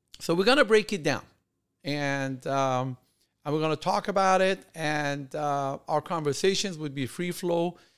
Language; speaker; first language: English; non-native, fluent; Persian